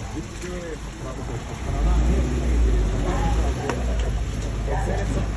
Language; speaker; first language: Russian; native; Russian